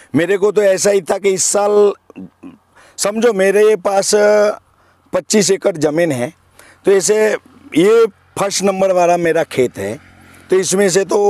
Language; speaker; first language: Hindi; non-native, local second language; Gujarati